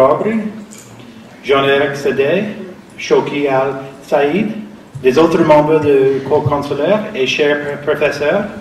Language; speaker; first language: French; non-native, fluent; English